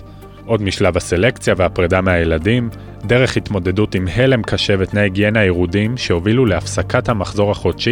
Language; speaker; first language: Hebrew; native; Hebrew